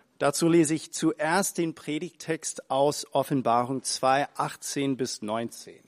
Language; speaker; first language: German; non-native, fluent; English